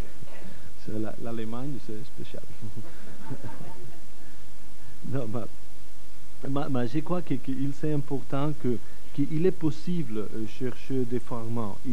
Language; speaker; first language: French; non-native, fluent; Catalan